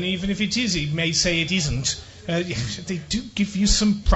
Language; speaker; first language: English; non-native, fluent; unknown